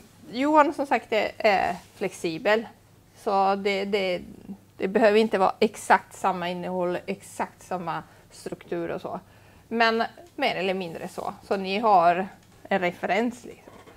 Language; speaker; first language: Swedish; non-native, fluent; Italian